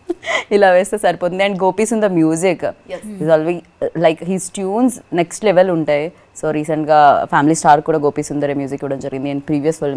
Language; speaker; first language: Telugu; native; Telugu